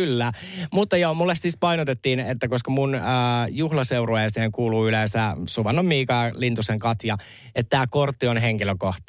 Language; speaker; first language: Finnish; native; Finnish